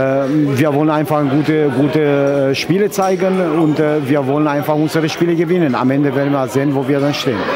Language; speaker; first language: German; non-native, fluent; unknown